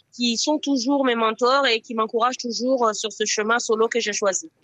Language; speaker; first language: French; non-native, local second language; Mossi